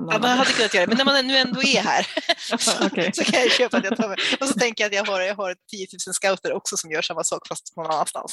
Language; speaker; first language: Swedish; native; Swedish